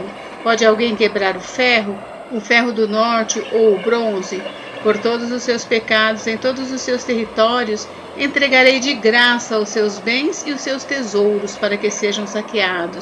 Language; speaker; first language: Portuguese; native; Portuguese